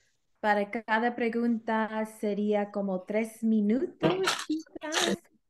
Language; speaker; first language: Spanish; early bilingual, heritage; Spanish